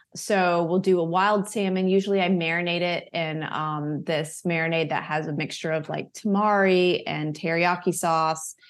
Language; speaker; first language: English; native; English